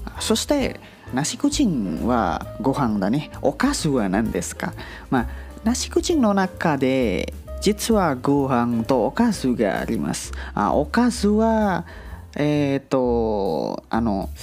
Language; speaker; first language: Japanese; non-native, learner; Indonesian